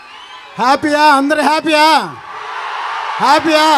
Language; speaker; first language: Telugu; native; Telugu